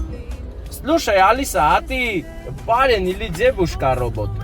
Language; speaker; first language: Russian; non-native, learner; Armenian